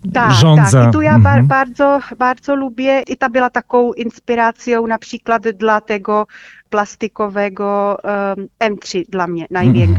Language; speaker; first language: Polish; non-native, fluent; Czech